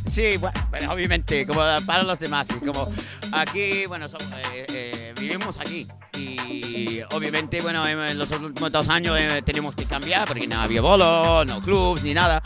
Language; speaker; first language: Spanish; non-native, fluent; English